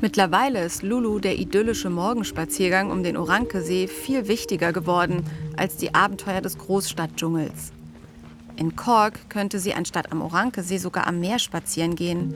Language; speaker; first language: German; native; German